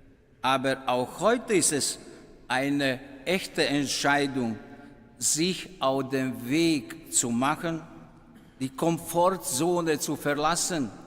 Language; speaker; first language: German; non-native, fluent; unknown